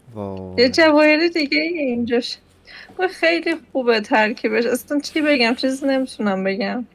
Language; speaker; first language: Persian; native; Persian